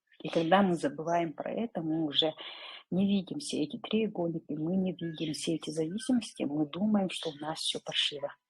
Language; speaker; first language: Russian; non-native, local second language; Yakut